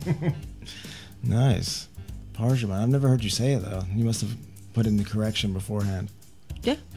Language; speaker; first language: English; native; English